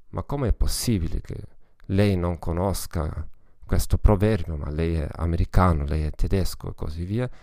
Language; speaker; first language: Italian; non-native, fluent; German